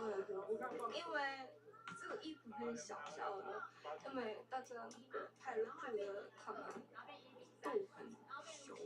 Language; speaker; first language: Chinese; non-native, learner; Korean